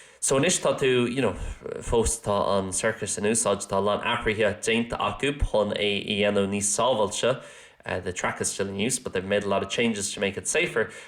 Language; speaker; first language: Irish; non-native, local second language; English